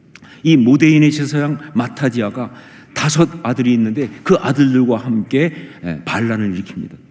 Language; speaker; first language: Korean; native; Korean